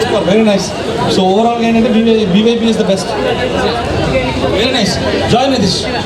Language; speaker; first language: Telugu; native; Telugu